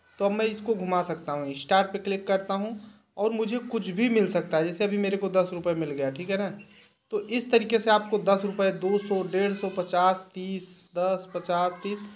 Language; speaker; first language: Hindi; native; Hindi